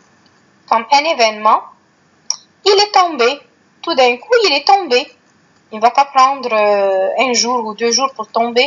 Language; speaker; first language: French; non-native, fluent; Arabic